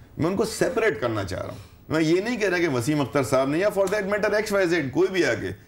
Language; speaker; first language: Urdu; native; Urdu